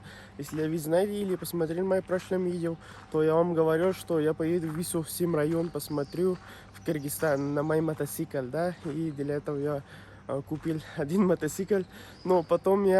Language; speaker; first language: Russian; non-native, learner; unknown